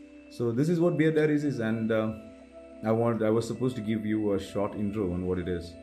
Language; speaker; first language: English; non-native, local second language; Malayalam